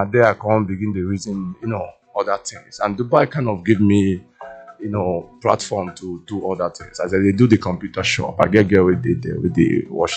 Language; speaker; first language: English; non-native, local second language; Igbo